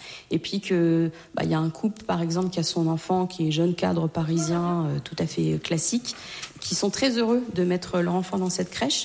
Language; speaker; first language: French; native; French